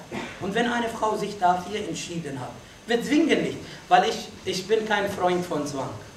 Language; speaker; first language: German; non-native, fluent; Arabic